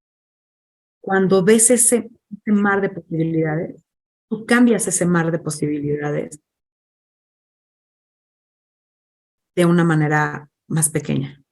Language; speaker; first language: Spanish; non-native, fluent; English